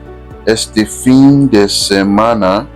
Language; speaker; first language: Spanish; non-native, fluent; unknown